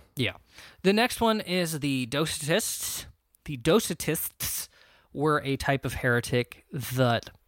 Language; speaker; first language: English; native; English